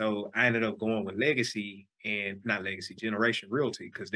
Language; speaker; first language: English; native; English